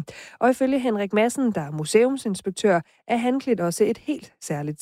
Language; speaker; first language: Danish; native; Danish